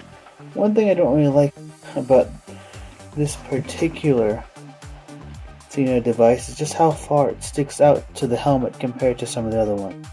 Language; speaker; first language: English; native; English